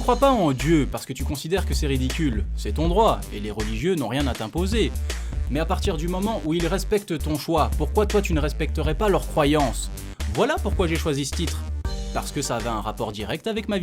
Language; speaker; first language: French; native; French